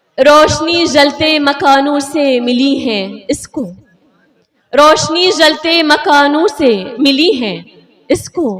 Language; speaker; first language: Urdu; non-native, fluent; Arabic